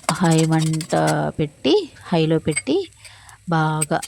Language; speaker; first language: Telugu; native; Telugu